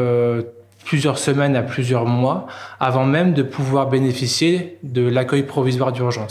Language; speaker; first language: French; native; French